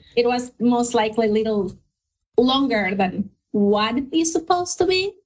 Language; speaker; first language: English; non-native, fluent; Spanish